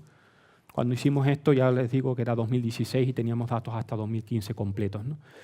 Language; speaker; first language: Spanish; native; Spanish